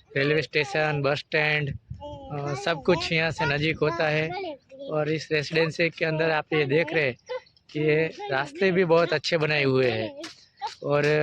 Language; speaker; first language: Hindi; non-native, local second language; Gujarati